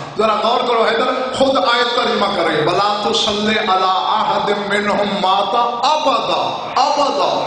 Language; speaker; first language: Urdu; non-native, local second language; Saraiki